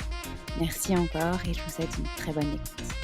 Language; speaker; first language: French; native; French